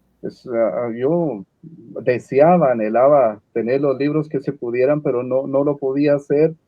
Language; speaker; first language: Spanish; non-native, local second language; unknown